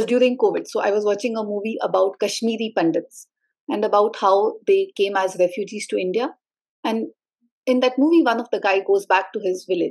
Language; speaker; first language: English; non-native, local second language; Hindi